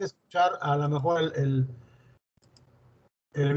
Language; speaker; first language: Spanish; native; Spanish